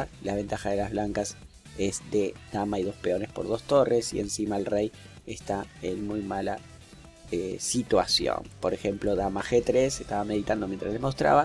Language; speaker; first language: Spanish; native; Spanish